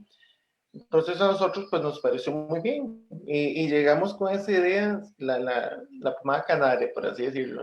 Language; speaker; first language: Spanish; native; Spanish